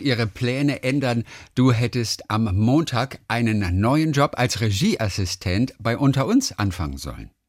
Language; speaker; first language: German; native; German